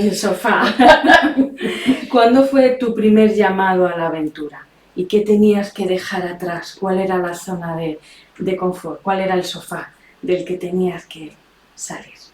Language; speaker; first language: Spanish; native; Spanish